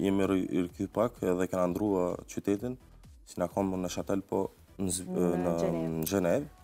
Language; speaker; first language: Albanian; early bilingual, heritage; Albanian